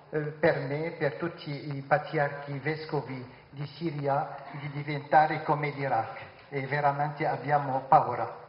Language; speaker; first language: Italian; non-native, fluent; Arabic